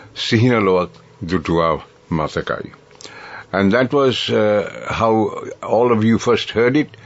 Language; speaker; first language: English; non-native, local second language; Sinhala